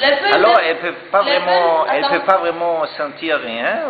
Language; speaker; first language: French; non-native, learner; German